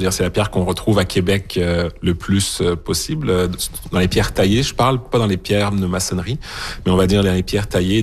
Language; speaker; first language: French; native; French